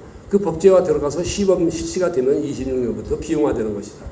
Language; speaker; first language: Korean; native; Korean